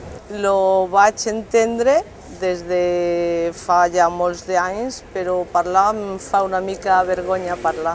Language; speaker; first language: Catalan; non-native, local second language; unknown